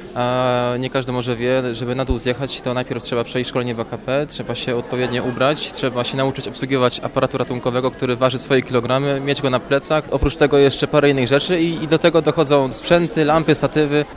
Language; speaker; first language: Polish; native; Polish